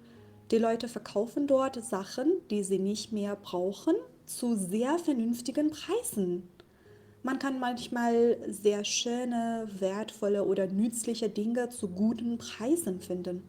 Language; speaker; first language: German; non-native, fluent; Persian